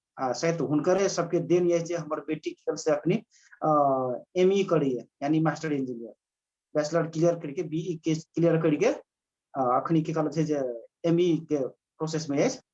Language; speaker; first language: Maithili; non-native, local second language; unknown